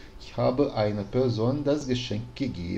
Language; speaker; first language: German; non-native, fluent; Portuguese